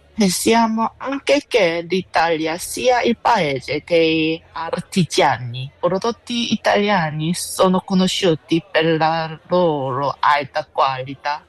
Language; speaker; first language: Italian; non-native, learner; Korean